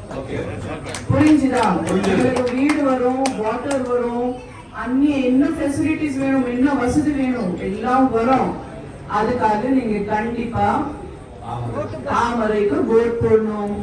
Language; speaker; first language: Tamil; non-native, fluent; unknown